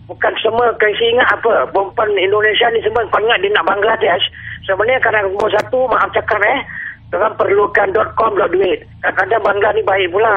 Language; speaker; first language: Malay; native; Malay